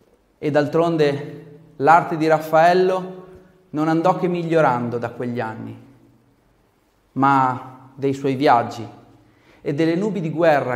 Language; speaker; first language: Italian; native; Italian